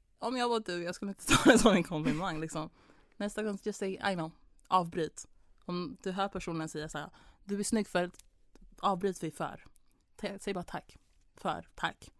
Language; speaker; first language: Swedish; early bilingual, other home language; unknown